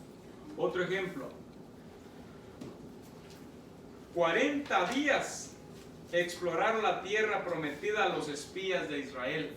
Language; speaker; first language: Spanish; native; Spanish